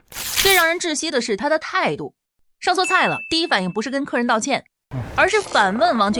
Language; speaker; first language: Chinese; native; Chinese